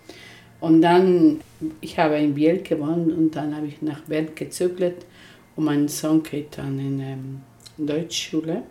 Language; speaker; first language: German; non-native, learner; Spanish